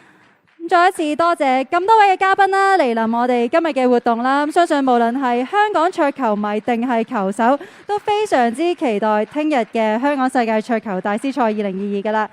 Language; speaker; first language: Cantonese; native; Cantonese